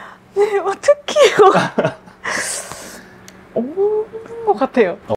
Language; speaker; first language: Korean; non-native, fluent; Japanese